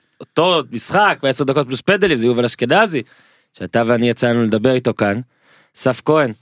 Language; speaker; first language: Hebrew; native; Hebrew